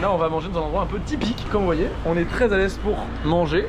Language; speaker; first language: French; native; French